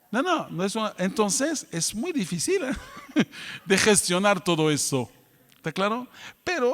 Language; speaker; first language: Spanish; non-native, fluent; French